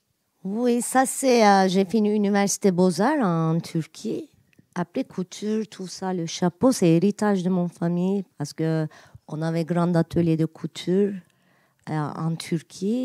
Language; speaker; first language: French; non-native, learner; Turkish